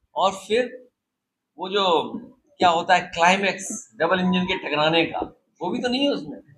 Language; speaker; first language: Hindi; native; Hindi